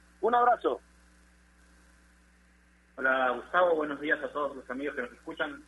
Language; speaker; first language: Spanish; native; Spanish